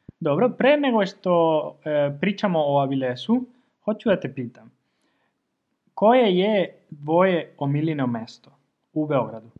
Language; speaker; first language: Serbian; non-native, fluent; Spanish